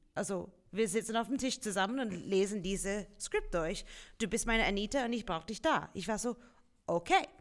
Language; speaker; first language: German; non-native, fluent; English